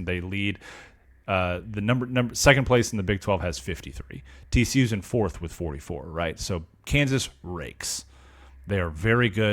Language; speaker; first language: English; native; English